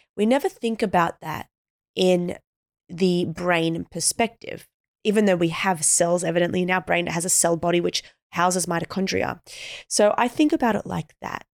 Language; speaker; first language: English; native; English